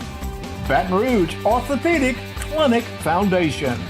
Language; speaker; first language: English; native; English